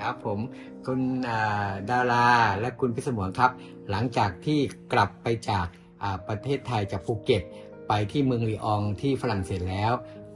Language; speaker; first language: Thai; native; Thai